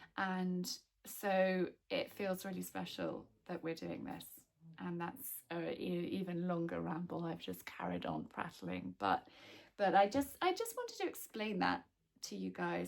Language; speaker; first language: English; native; English